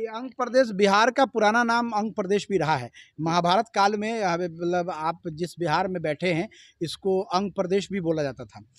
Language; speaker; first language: Hindi; native; Hindi